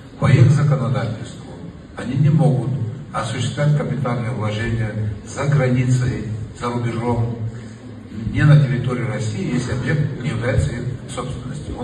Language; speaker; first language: Russian; non-native, local second language; Abkhazian